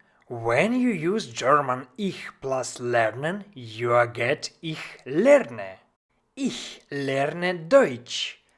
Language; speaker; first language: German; non-native, fluent; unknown